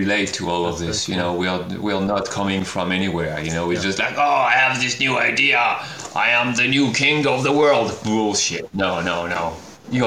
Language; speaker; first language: English; non-native, fluent; French